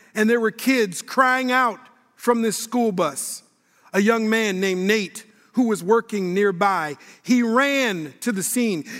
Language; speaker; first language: English; native; English